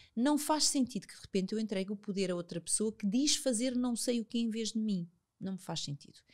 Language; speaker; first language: Portuguese; native; Portuguese